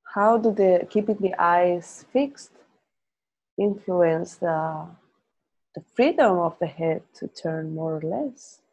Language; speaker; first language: English; non-native, fluent; Spanish